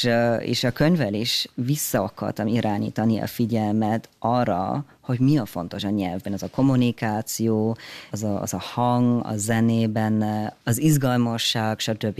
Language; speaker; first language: Hungarian; non-native, fluent; German